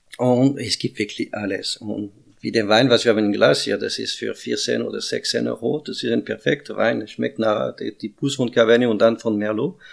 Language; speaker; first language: German; non-native, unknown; French